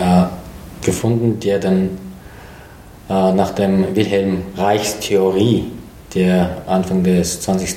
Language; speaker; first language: German; non-native, fluent; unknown